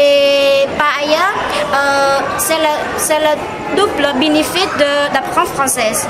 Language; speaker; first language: French; non-native, learner; Khmer